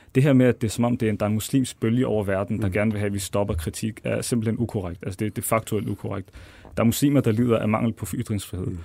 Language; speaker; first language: Danish; early bilingual, other home language; Arabic